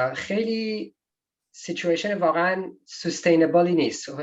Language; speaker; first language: Persian; early bilingual, other home language; English